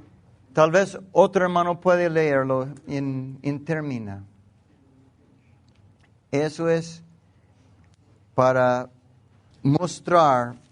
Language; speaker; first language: Spanish; non-native, learner; English